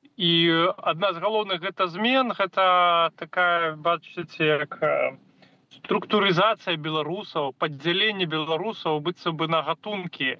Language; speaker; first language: Belarusian; non-native, local second language; Russian